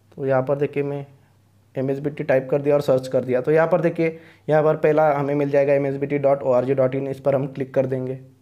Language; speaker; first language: Hindi; non-native, local second language; Marathi